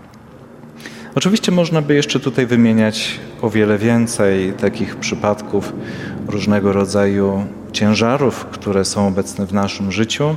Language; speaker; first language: Polish; native; Polish